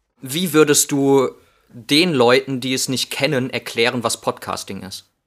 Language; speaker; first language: German; native; German